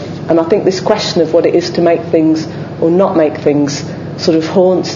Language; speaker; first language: English; native; English